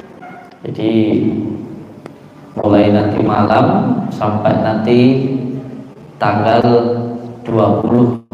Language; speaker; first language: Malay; non-native, local second language; Javanese